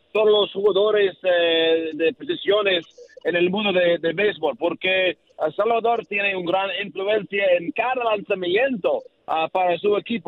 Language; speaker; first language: Spanish; non-native, learner; English